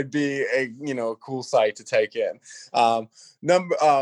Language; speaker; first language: English; native; English